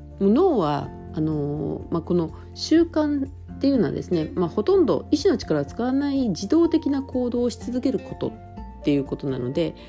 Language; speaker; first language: Japanese; native; Japanese